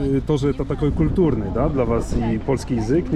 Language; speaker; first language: Russian; non-native, fluent; Polish